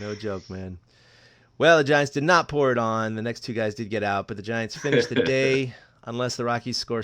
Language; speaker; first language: English; native; English